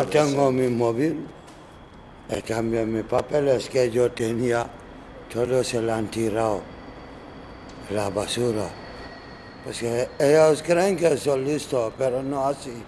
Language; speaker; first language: Spanish; non-native, learner; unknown